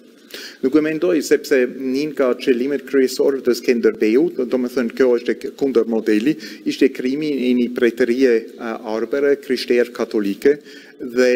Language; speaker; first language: Albanian; non-native, fluent; German